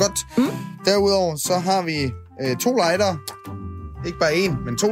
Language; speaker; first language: Danish; native; Danish